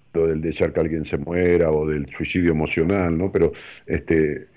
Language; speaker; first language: Spanish; native; Spanish